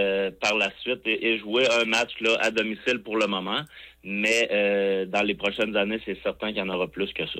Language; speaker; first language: French; native; French